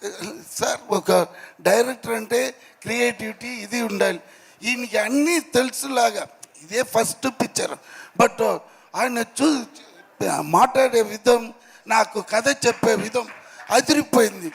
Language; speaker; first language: Telugu; non-native, learner; Tamil